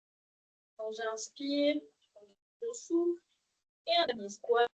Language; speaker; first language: French; native; French